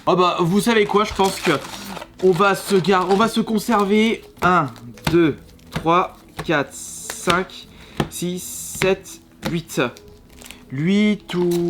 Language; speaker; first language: French; native; French